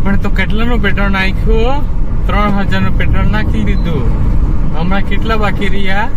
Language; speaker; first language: Gujarati; non-native, local second language; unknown